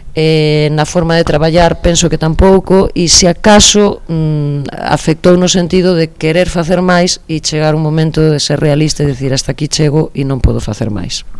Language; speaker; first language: Galician; non-native, local second language; Spanish